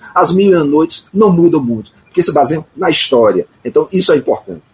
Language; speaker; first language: Portuguese; native; Portuguese